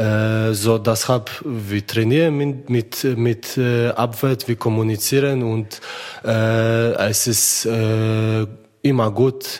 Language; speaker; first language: German; non-native, learner; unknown